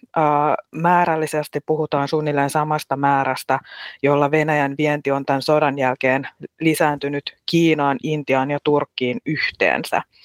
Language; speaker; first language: Finnish; native; Finnish